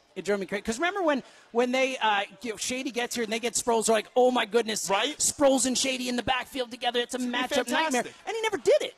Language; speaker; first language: English; native; English